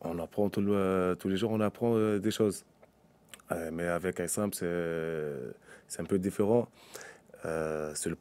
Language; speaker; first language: French; non-native, local second language; Arabic